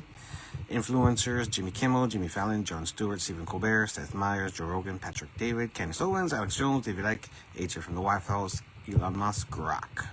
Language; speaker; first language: English; native; English